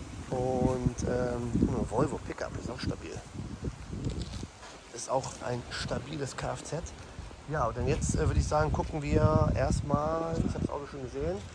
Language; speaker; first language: German; native; German